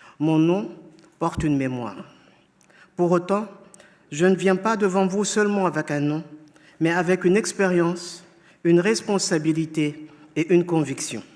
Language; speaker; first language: French; non-native, fluent; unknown